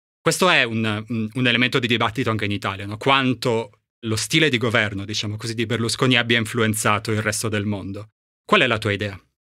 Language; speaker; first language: Italian; native; Italian